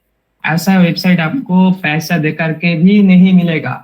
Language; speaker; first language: Hindi; non-native, fluent; Bangla